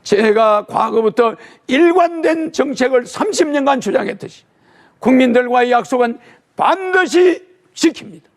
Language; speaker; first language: Korean; native; Korean